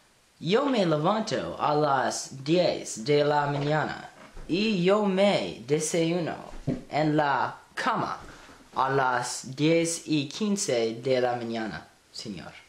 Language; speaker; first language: Spanish; non-native, learner; English